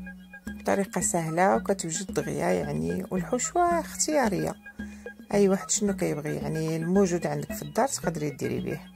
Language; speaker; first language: Arabic; native; Arabic